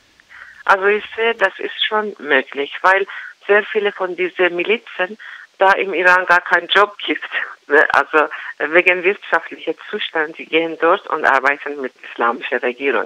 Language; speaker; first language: German; non-native, learner; Persian